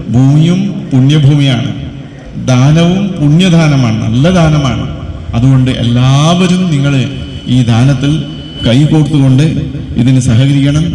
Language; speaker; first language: Malayalam; non-native, local second language; Kannada